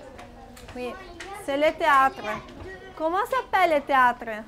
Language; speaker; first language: French; non-native, learner; Italian